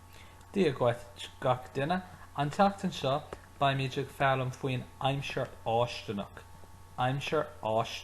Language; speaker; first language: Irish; non-native, local second language; English